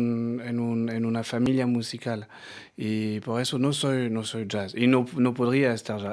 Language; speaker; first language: Spanish; non-native, learner; French